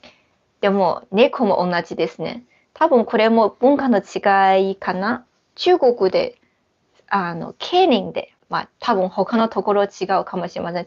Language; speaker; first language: Japanese; non-native, fluent; Chinese